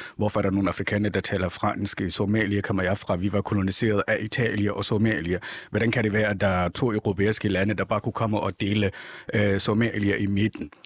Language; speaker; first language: Danish; non-native, fluent; Somali